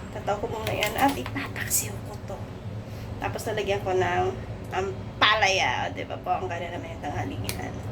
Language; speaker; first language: Filipino; non-native, local second language; Cebuano